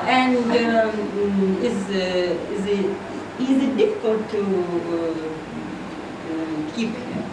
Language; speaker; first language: English; non-native, learner; Russian